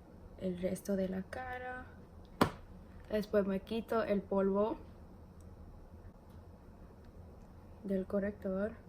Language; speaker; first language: Spanish; early bilingual, heritage; English